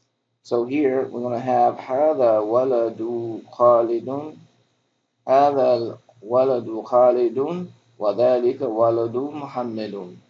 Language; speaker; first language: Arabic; non-native, fluent; English